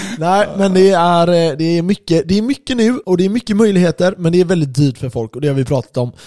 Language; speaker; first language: Swedish; native; Swedish